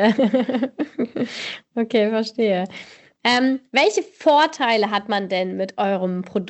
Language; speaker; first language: German; native; German